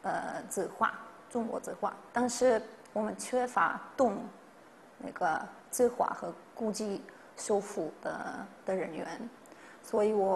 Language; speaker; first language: Chinese; non-native, fluent; Polish